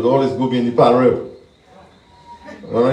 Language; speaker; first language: English; native; English